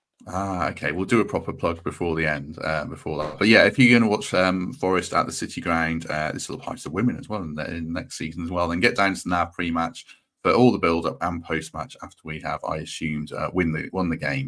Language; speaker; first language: English; native; English